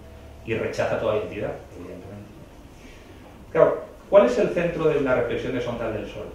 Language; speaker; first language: Spanish; native; Spanish